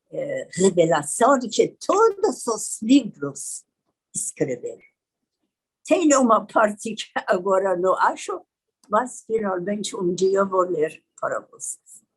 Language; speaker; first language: Portuguese; non-native, learner; Persian